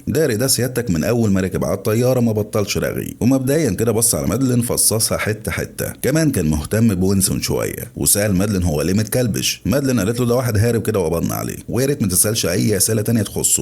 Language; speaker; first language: Arabic; native; Arabic